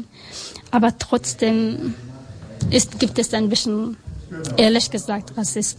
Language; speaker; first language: German; non-native, learner; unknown